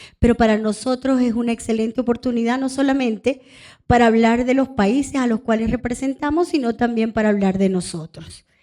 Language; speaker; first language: Spanish; non-native, local second language; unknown